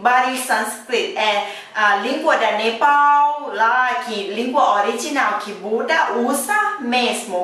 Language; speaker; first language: Portuguese; non-native, fluent; Thai